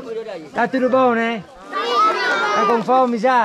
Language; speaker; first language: Portuguese; non-native, learner; Vietnamese